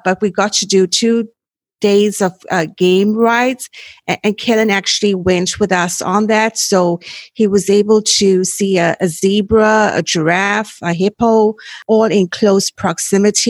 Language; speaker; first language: English; native; English